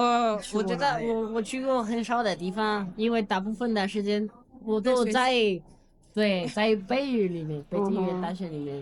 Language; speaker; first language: Chinese; non-native, learner; Spanish